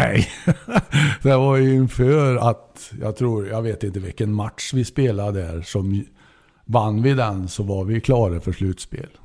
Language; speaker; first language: Swedish; native; Swedish